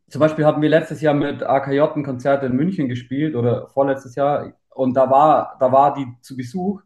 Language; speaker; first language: German; native; German